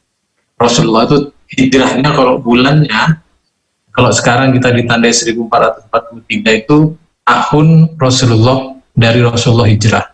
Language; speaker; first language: Indonesian; native; Indonesian